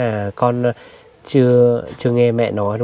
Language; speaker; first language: Vietnamese; non-native, local second language; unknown